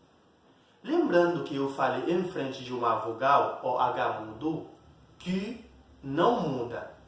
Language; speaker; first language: Portuguese; non-native, fluent; Haitian Creole